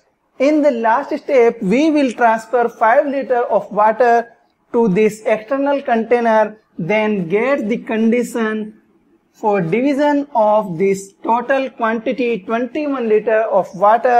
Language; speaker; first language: English; non-native, local second language; Hindi